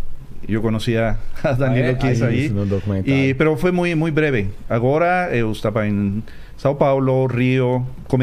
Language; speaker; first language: Portuguese; non-native, learner; Spanish